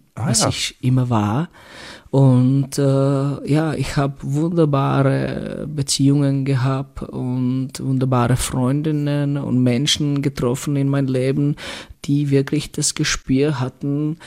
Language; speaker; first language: German; non-native, fluent; Czech